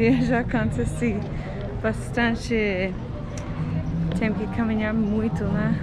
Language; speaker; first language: Portuguese; non-native, fluent; English